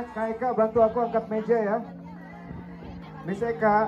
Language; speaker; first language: Indonesian; native; Indonesian